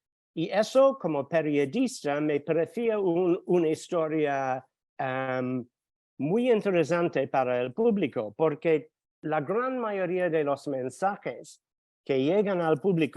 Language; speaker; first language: Spanish; non-native, fluent; English